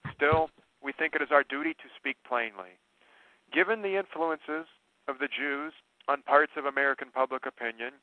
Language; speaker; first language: English; native; English